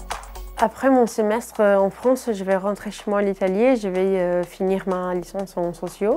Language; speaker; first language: French; non-native, fluent; Italian